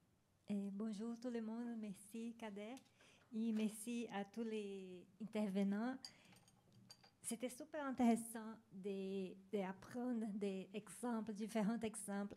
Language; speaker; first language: French; non-native, fluent; Spanish